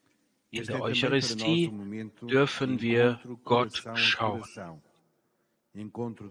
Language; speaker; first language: German; native; German